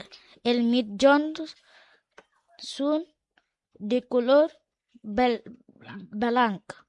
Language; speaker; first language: Catalan; non-native, learner; Spanish